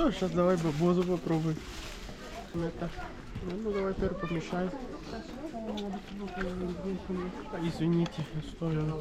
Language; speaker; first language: Russian; non-native, learner; Urdu